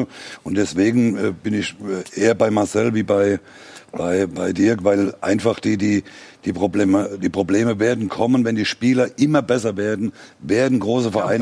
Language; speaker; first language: German; native; German